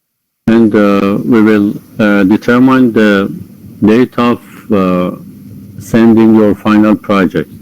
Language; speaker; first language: English; non-native, fluent; Persian